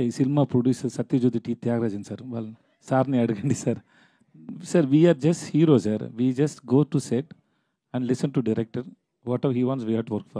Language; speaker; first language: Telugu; non-native, learner; Tamil